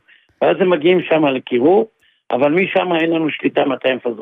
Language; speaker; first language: Hebrew; native; Hebrew